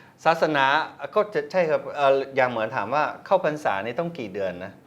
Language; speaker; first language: Thai; non-native, learner; Chinese